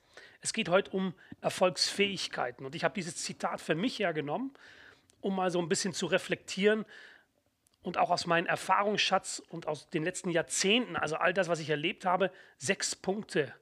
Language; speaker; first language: German; native; German